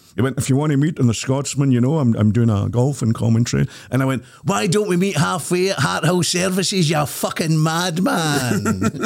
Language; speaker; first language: English; native; English